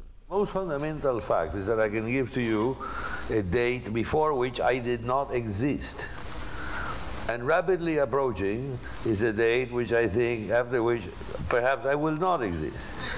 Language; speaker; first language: English; non-native, local second language; Spanish